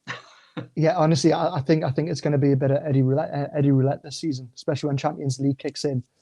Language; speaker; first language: English; native; English